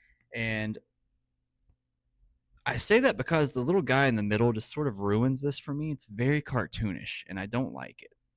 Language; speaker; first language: English; native; English